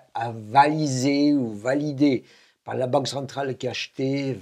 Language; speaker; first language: French; native; French